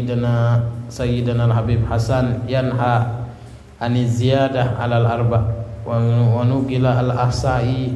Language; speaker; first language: Arabic; non-native, fluent; Indonesian